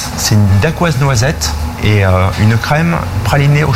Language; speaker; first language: French; native; French